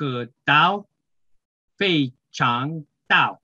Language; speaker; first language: Chinese; non-native, learner; English